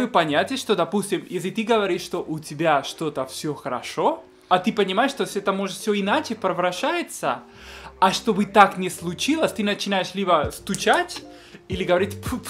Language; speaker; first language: Russian; non-native, fluent; Spanish